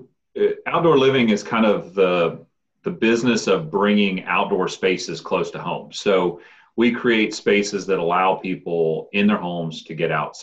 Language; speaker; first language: English; native; English